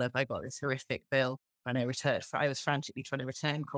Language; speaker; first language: English; native; English